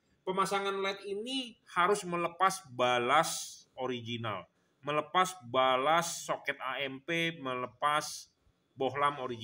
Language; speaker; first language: Indonesian; native; Indonesian